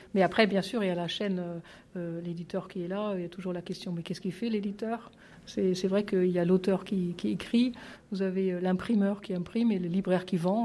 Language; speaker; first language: French; non-native, fluent; German